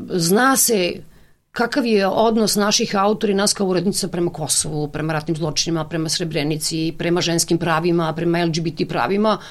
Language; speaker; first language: Serbian; native; Serbian